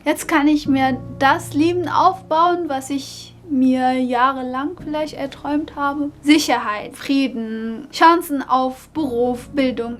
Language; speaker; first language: German; non-native, fluent; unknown